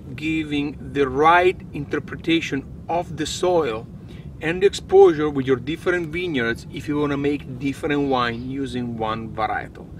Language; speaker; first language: English; non-native, fluent; Italian